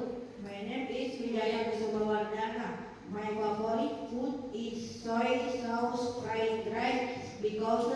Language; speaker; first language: English; non-native, learner; Indonesian